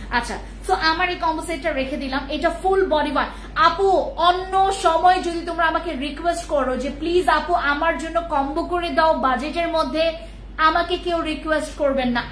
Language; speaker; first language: Bangla; non-native, local second language; Khasi